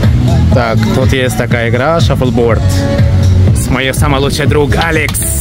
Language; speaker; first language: Russian; non-native, learner; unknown